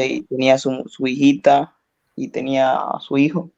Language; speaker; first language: Spanish; native; Spanish